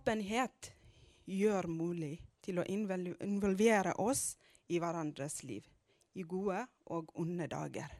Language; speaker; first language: Norwegian; non-native, fluent; Amharic